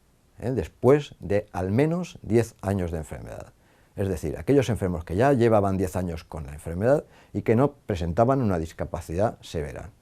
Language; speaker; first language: Spanish; native; Spanish